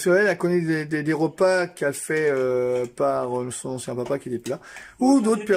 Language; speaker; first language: French; native; French